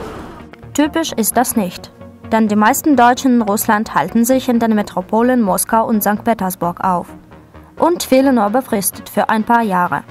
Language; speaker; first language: German; non-native, fluent; Russian